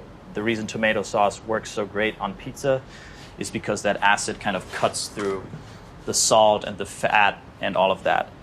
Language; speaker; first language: English; native; English